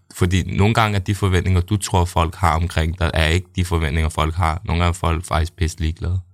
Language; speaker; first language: Danish; native; Danish